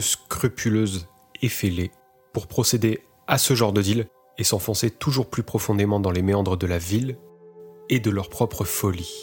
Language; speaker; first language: French; native; French